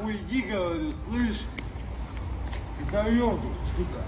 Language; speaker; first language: Russian; native; Russian